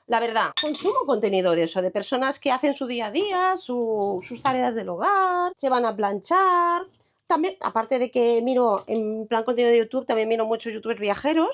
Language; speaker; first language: Spanish; native; Spanish